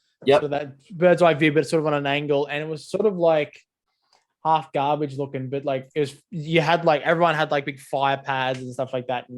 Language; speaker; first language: English; native; English